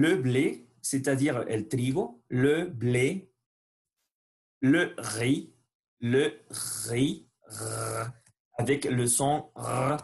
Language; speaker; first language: French; non-native, learner; Spanish